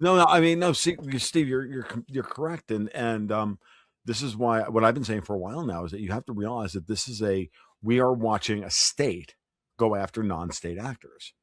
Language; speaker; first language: English; native; English